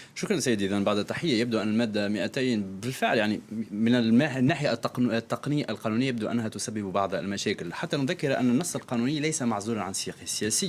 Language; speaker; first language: Arabic; native; Arabic